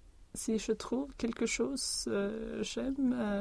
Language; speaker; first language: French; non-native, learner; Swedish